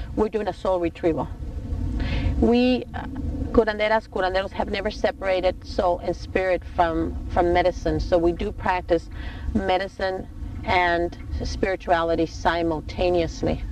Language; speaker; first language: English; native; English